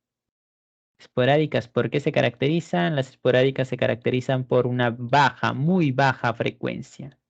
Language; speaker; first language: Spanish; native; Spanish